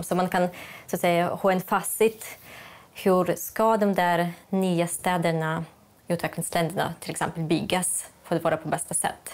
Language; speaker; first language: Swedish; non-native, fluent; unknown